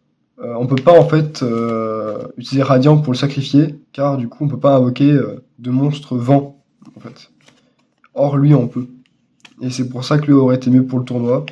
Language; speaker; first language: French; native; French